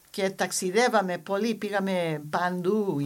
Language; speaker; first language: Greek; non-native, fluent; English